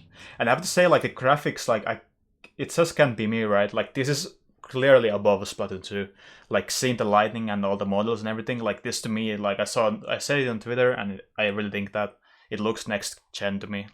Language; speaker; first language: English; non-native, fluent; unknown